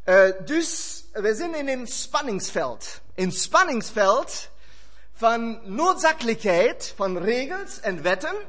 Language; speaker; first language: Dutch; non-native, fluent; German